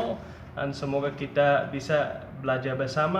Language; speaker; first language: Indonesian; non-native, fluent; English